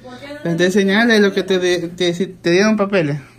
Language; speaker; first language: Spanish; native; Spanish